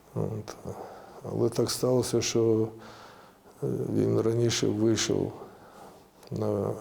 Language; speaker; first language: Ukrainian; non-native, local second language; Russian